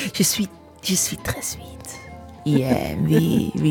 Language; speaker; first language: French; non-native, learner; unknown